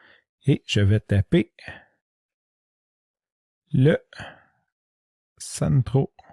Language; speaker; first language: French; native; French